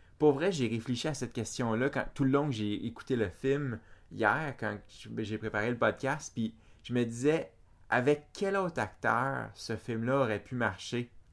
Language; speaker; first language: French; native; French